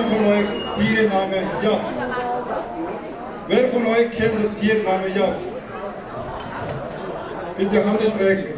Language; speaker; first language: German; non-native, fluent; Tibetan